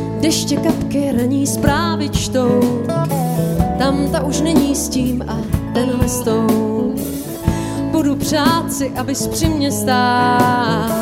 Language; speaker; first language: Czech; native; Czech